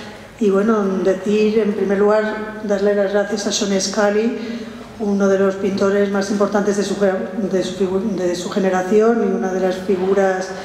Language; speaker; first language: Spanish; native; Spanish